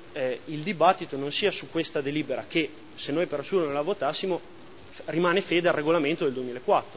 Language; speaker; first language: Italian; native; Italian